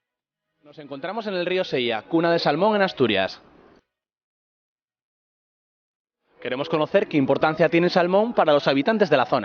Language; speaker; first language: Spanish; native; Spanish